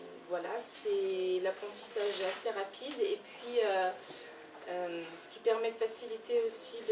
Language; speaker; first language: French; native; French